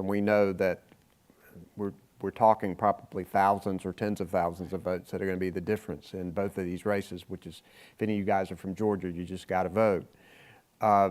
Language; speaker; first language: English; native; English